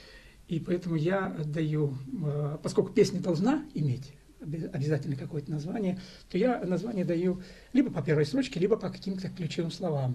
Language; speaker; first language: Russian; native; Russian